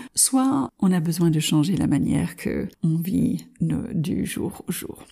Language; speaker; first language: French; non-native, fluent; English